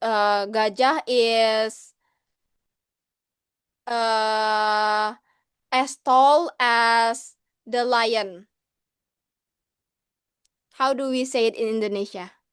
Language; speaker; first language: English; non-native, learner; Indonesian